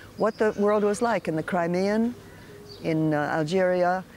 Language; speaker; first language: English; native; English